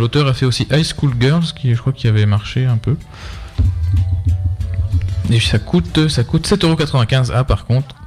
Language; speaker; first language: French; native; French